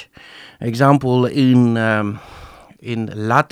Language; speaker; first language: Romanian; non-native, fluent; Dutch